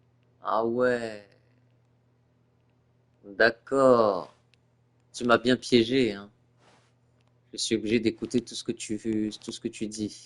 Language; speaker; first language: French; native; French